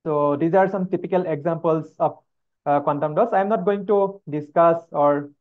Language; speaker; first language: English; non-native, local second language; Assamese